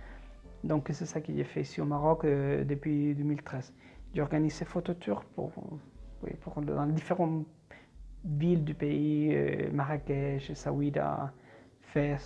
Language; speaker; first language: French; non-native, fluent; Spanish